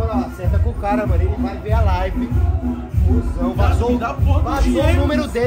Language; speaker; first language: Portuguese; native; Portuguese